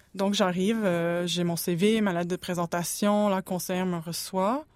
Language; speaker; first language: French; native; French